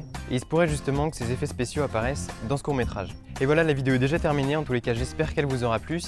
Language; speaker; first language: French; native; French